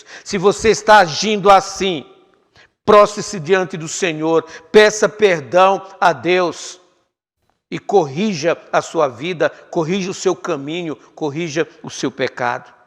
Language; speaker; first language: Portuguese; native; Portuguese